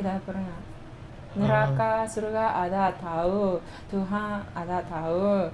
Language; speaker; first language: Indonesian; non-native, learner; Japanese